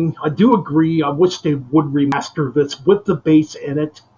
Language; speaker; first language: English; native; English